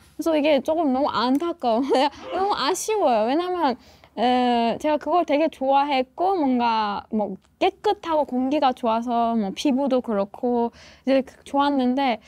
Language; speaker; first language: Korean; non-native, fluent; Persian